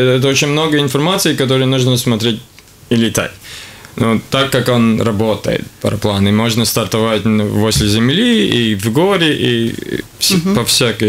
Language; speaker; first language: Russian; non-native, local second language; Latvian